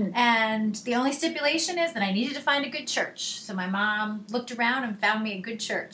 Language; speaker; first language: English; native; English